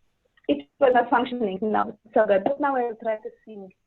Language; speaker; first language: English; non-native, learner; Latvian